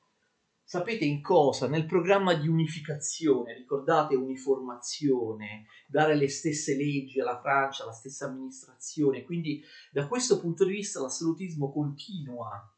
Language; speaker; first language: Italian; native; Italian